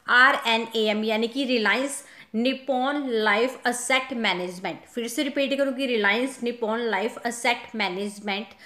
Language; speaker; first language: Hindi; non-native, local second language; Punjabi